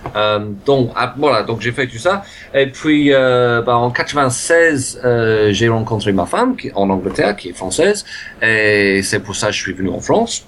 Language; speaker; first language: French; non-native, fluent; English